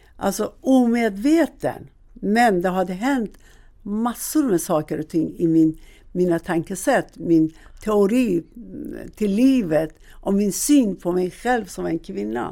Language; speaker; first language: Swedish; non-native, fluent; Persian